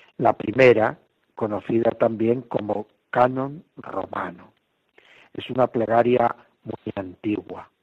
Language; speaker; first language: Spanish; native; Spanish